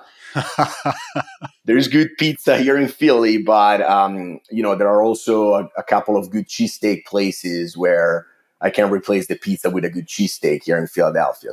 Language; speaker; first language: English; non-native, fluent; Italian